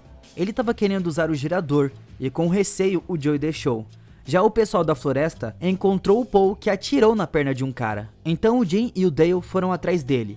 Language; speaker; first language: Portuguese; native; Portuguese